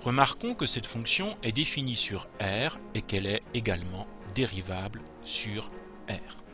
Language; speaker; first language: French; native; French